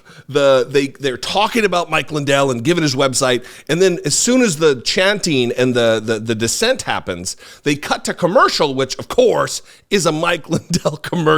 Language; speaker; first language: English; native; English